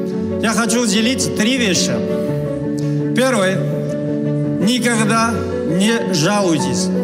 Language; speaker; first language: Russian; non-native, learner; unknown